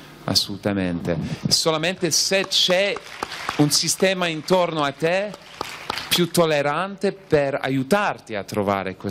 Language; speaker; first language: Italian; non-native, fluent; English